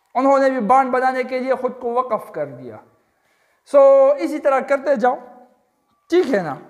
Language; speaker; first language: Urdu; non-native, local second language; Pashto